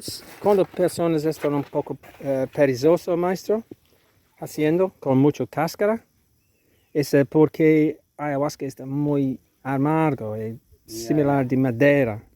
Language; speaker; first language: Spanish; non-native, learner; English